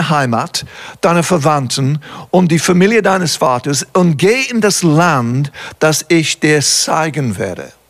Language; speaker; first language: German; non-native, fluent; English